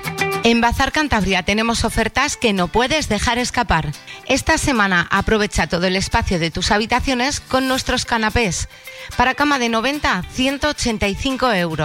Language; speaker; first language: Spanish; native; Spanish